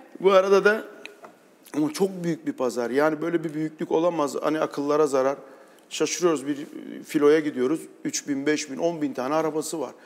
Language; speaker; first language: Turkish; native; Turkish